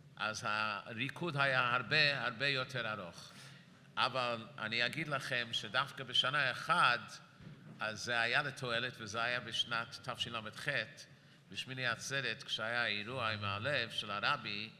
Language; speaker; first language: Hebrew; early bilingual, heritage; Yiddish